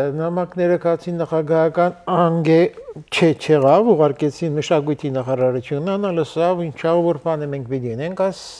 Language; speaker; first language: Armenian; early bilingual, heritage; Armenian